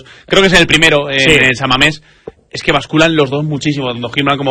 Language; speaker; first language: Spanish; native; Spanish